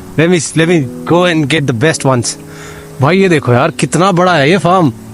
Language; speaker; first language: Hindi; native; Hindi